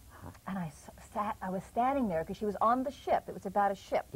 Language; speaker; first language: English; native; English